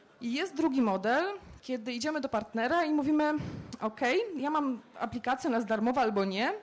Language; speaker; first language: Polish; native; Polish